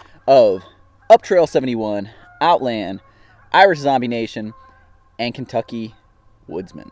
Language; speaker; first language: English; native; English